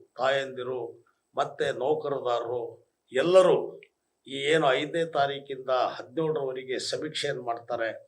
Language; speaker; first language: Kannada; non-native, local second language; Lambadi